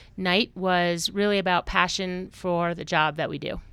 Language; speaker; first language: English; native; English